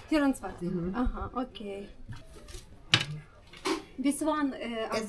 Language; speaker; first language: German; non-native, learner; Russian